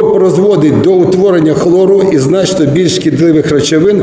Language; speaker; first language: Ukrainian; non-native, local second language; Russian